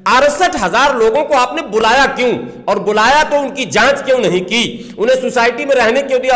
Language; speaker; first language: Hindi; native; Hindi